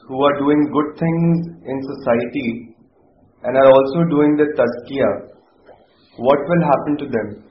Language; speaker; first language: English; non-native, local second language; Urdu